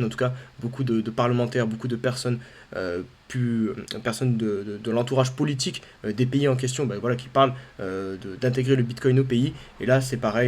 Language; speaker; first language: French; native; French